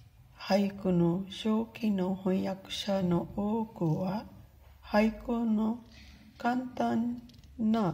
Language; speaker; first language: Japanese; non-native, fluent; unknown